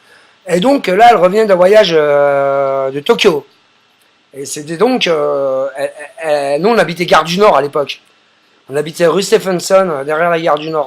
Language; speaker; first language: French; native; French